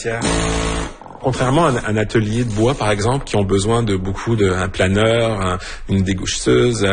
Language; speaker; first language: French; native; French